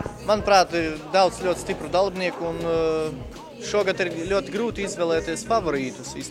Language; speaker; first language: Latvian; non-native, local second language; Russian